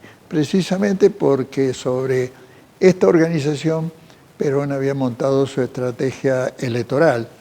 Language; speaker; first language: Spanish; native; Spanish